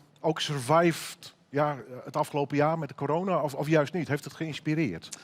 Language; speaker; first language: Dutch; non-native, local second language; Western Frisian